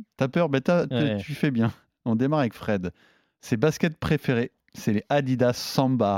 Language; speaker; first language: French; native; French